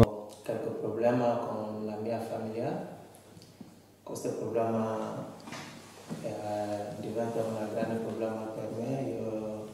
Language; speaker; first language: Italian; non-native, learner; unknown